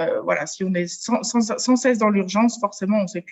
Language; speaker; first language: French; native; French